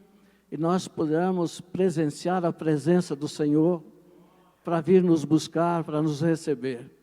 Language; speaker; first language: Portuguese; native; Portuguese